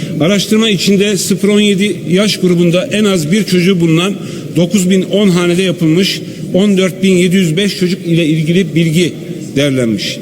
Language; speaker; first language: Turkish; native; Turkish